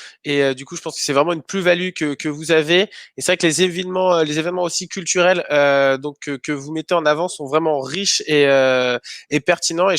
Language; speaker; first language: French; native; French